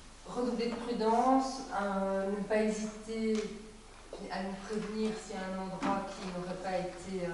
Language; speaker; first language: French; native; French